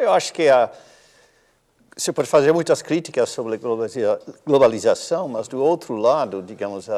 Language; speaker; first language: Portuguese; non-native, fluent; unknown